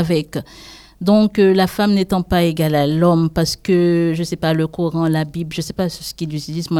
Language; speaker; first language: French; non-native, local second language; Haitian Creole